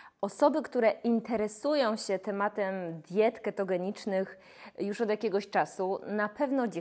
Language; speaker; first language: Polish; native; Polish